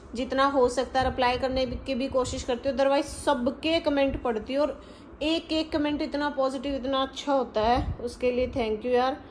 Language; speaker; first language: Hindi; native; Hindi